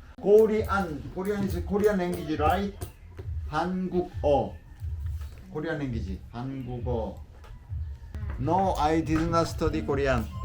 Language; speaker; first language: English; non-native, learner; Korean